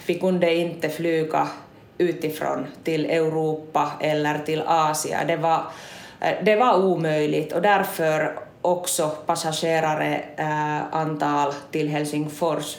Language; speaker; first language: Swedish; non-native, local second language; Finnish